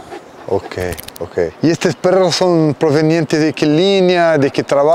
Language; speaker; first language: Spanish; non-native, learner; Portuguese